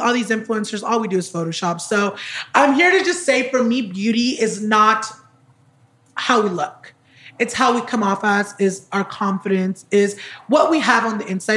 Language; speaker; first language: English; early bilingual, other home language; Spanish